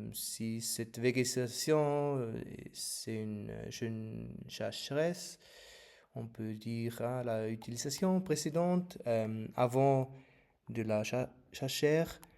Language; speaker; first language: French; non-native, fluent; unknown